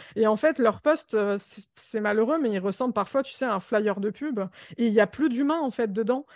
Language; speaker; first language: French; native; French